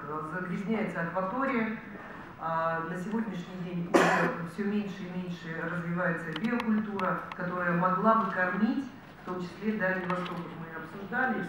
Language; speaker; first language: Russian; native; Russian